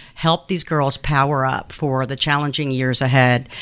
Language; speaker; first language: English; early bilingual, other home language; Spanish